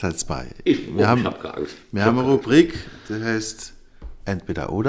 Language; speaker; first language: German; native; German